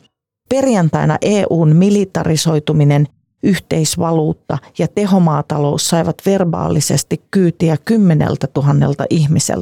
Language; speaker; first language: Finnish; native; Finnish